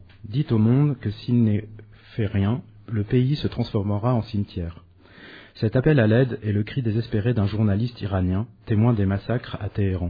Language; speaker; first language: French; native; French